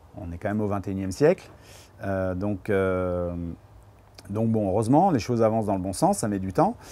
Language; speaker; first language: French; native; French